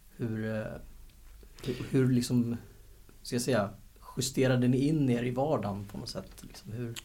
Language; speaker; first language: Swedish; native; Swedish